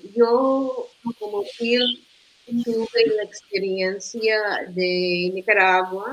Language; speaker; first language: Spanish; non-native, fluent; English